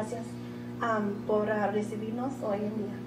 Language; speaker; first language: Spanish; early bilingual, heritage; Spanish